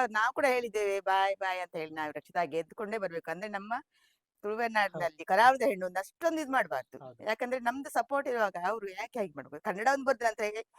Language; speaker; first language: Kannada; non-native, local second language; Tulu